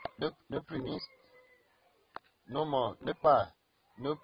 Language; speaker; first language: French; non-native, learner; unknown